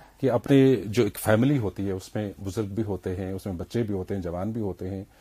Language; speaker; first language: Hindi; non-native, local second language; Kashmiri